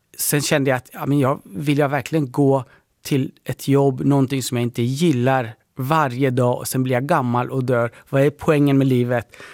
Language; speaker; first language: Swedish; early bilingual, other home language; Persian